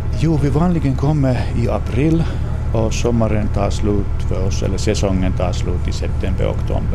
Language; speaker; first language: Swedish; non-native, local second language; Finnish